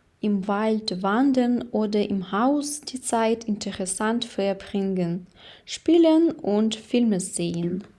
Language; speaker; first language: German; non-native, fluent; Ukrainian